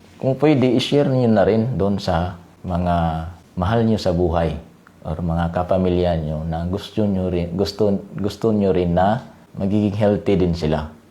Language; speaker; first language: Filipino; non-native, local second language; Cebuano